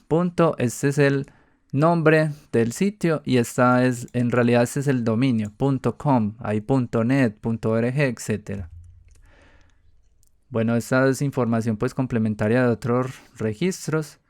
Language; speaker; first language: Spanish; native; Spanish